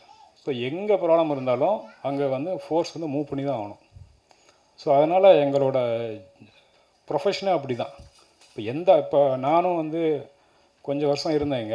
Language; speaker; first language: Tamil; native; Tamil